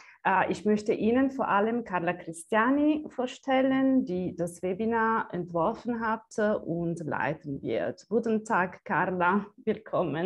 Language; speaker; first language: German; non-native, fluent; Italian